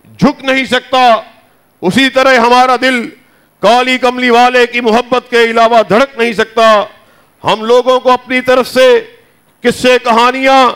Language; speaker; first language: Urdu; native; Urdu